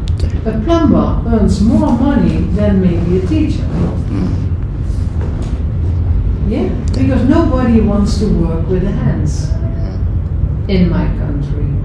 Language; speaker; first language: English; non-native, fluent; Dutch